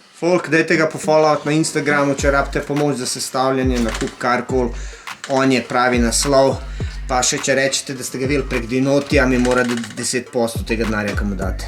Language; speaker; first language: Slovenian; native; Slovenian